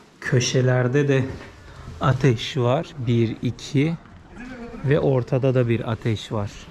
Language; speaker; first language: Turkish; native; Turkish